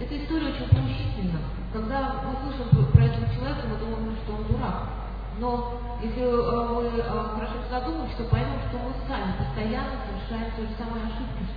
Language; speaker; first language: Russian; native; Russian